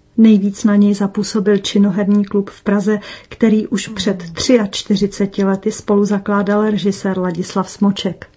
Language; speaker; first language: Czech; native; Czech